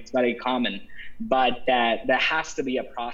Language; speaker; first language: English; non-native, local second language; Tamil